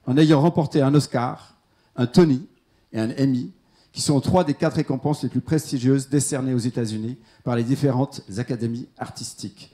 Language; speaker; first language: French; native; French